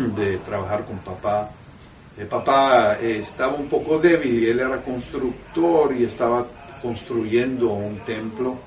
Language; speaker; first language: Spanish; early bilingual, heritage; Spanish